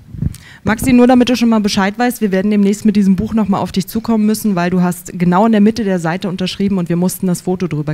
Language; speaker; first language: German; native; German